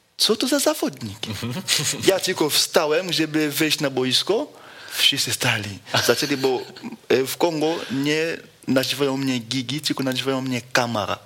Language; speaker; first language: Polish; non-native, fluent; Lingala